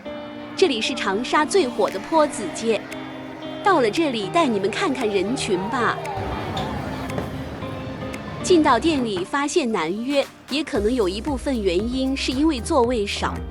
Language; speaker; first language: Chinese; native; Chinese